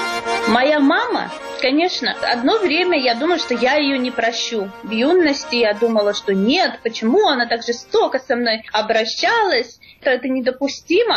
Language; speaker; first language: Russian; native; Russian